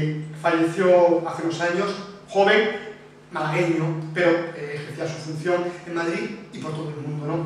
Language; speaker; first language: Spanish; native; Spanish